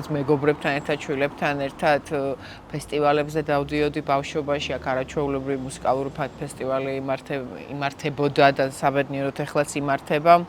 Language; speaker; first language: Georgian; native; Georgian